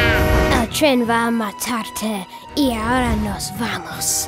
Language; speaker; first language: Spanish; non-native, learner; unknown